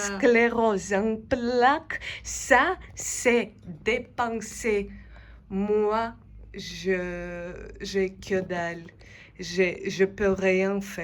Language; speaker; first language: French; non-native, fluent; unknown